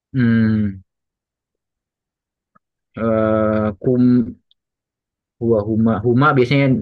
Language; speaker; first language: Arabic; non-native, learner; Indonesian